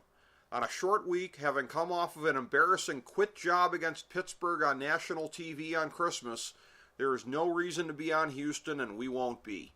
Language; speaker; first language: English; native; English